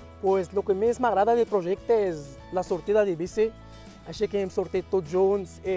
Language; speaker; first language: Catalan; early bilingual, other home language; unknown